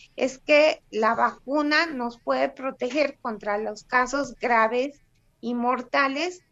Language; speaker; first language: Spanish; non-native, fluent; Russian